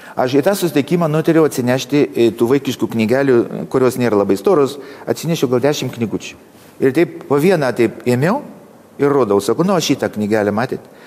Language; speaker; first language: Lithuanian; native; Lithuanian